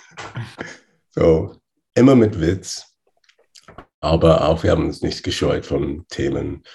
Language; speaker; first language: German; non-native, fluent; English